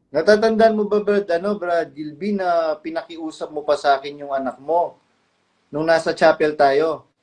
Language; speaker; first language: Filipino; non-native, local second language; Pampanga